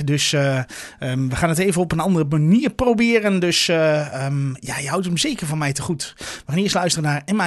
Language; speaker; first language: Dutch; native; Dutch